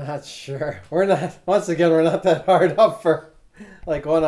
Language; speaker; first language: English; native; English